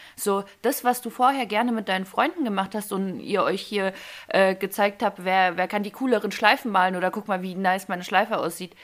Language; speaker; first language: German; early bilingual, other home language; Ukrainian